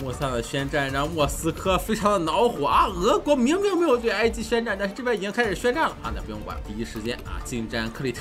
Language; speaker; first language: Chinese; native; Chinese